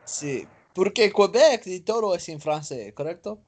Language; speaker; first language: Spanish; non-native, learner; English